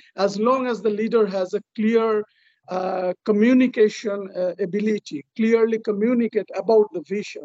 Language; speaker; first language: English; non-native, local second language; Bangla